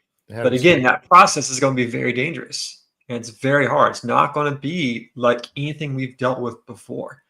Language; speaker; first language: English; native; English